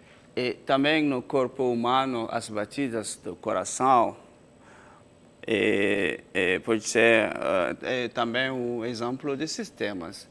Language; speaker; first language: Portuguese; non-native, fluent; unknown